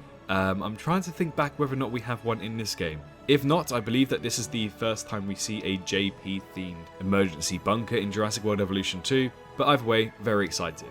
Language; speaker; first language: English; native; English